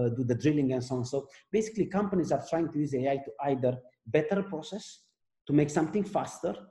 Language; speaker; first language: English; non-native, fluent; Romanian